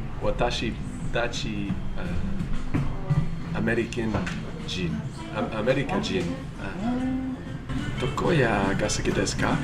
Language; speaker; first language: Japanese; non-native, learner; English